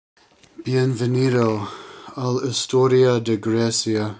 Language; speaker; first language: Spanish; non-native, learner; English